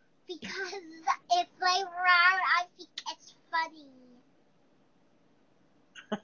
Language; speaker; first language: English; non-native, learner; Chinese